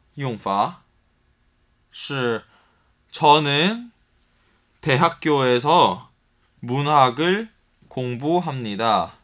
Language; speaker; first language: Korean; non-native, fluent; Chinese